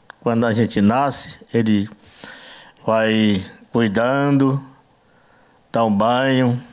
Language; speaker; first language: Portuguese; non-native, learner; Yanomámi